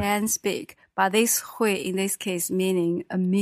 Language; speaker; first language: English; non-native, fluent; Chinese